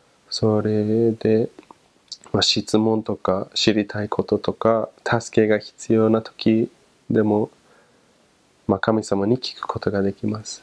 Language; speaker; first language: Japanese; non-native, fluent; English